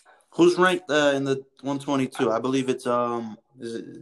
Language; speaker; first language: English; early bilingual, other home language; Spanish